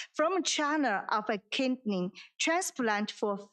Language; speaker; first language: English; non-native, fluent; Chinese